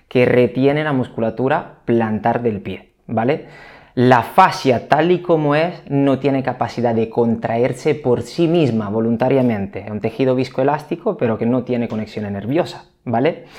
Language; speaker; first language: Spanish; non-native, fluent; Italian